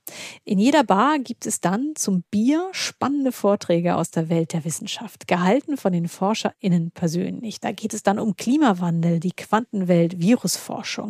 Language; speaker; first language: German; native; German